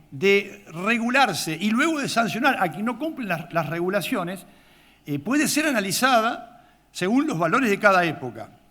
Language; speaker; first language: Spanish; native; Spanish